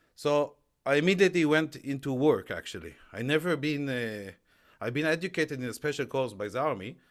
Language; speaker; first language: English; non-native, fluent; Hebrew